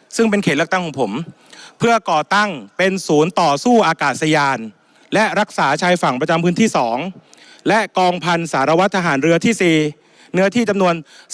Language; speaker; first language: Thai; native; Thai